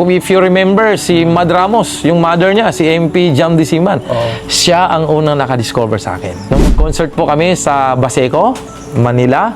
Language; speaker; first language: Filipino; non-native, local second language; Maguindanaon